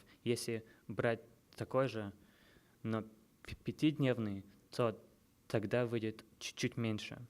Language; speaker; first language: Russian; early bilingual, heritage; Russian